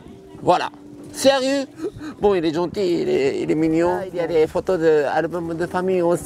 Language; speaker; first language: French; non-native, fluent; Japanese